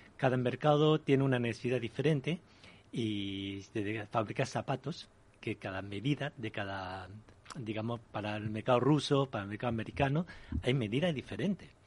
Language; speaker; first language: Spanish; early bilingual, other home language; Chinese